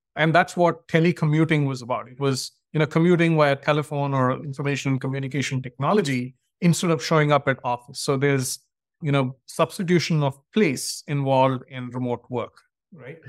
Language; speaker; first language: English; non-native, local second language; Tamil